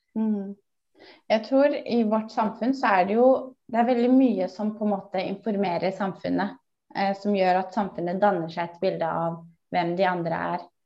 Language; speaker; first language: Norwegian; early bilingual, other home language; Somali